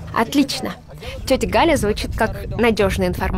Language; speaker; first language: Russian; native; Russian